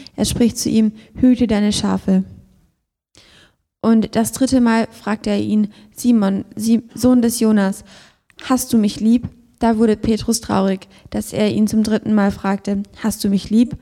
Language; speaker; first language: German; native; German